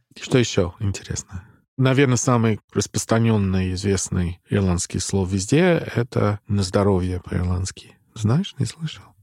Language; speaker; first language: Russian; non-native, fluent; English